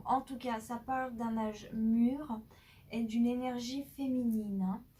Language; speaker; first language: French; native; French